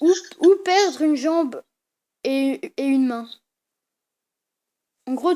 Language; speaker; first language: French; native; French